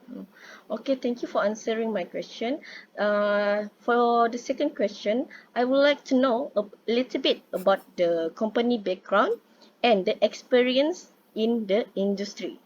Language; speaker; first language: English; non-native, local second language; Malay